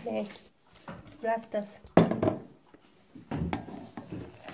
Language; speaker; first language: German; non-native, learner; Korean